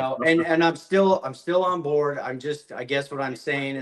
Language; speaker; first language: English; native; English